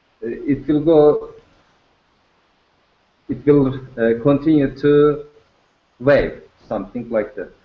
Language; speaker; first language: English; non-native, learner; Turkish